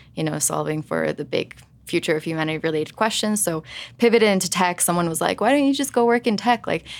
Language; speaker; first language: English; early bilingual, other home language; Finnish